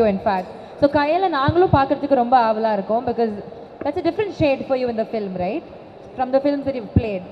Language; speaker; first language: Tamil; native; Tamil